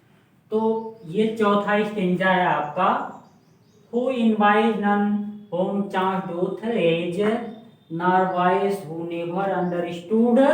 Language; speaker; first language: Hindi; native; Hindi